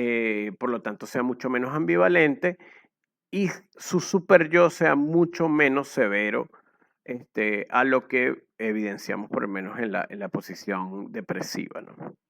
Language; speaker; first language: Spanish; native; Spanish